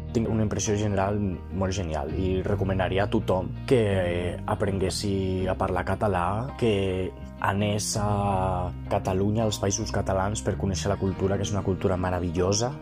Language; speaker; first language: Catalan; non-native, local second language; Spanish